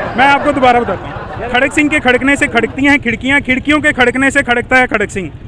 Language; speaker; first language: Urdu; non-native, local second language; Punjabi